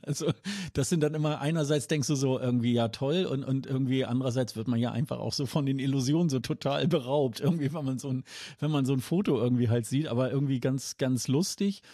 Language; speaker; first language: German; native; German